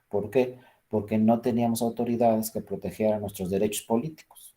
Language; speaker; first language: Spanish; native; Spanish